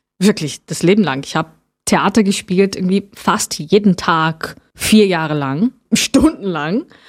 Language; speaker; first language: German; non-native, fluent; Portuguese